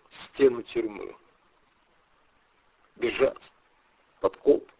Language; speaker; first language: Russian; native; Russian